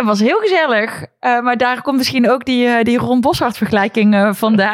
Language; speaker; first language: Dutch; native; Dutch